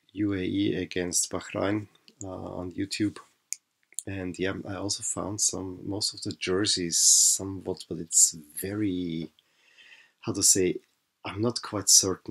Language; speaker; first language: English; non-native, fluent; German